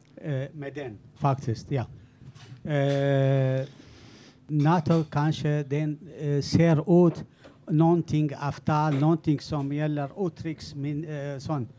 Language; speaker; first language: Swedish; non-native, learner; Arabic